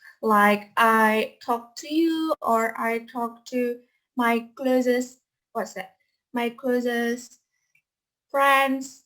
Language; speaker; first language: English; non-native, fluent; Indonesian